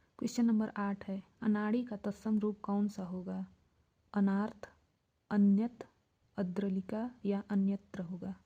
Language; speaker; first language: Hindi; native; Hindi